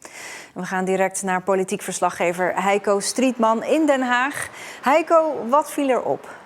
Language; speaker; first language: Dutch; native; Dutch